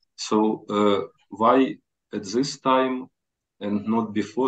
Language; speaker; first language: English; non-native, fluent; Ukrainian